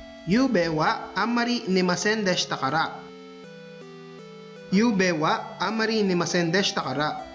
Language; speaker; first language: Japanese; non-native, fluent; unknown